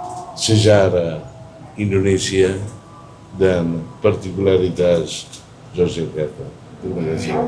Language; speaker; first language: Indonesian; non-native, fluent; Tetum